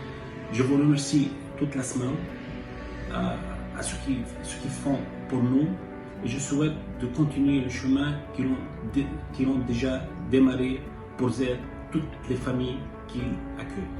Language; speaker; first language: French; non-native, fluent; Arabic